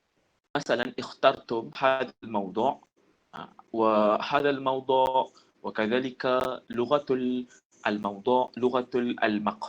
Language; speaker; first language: Arabic; non-native, fluent; Malay